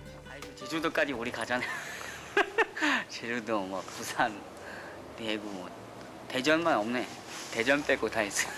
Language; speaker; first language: Korean; non-native, fluent; Chinese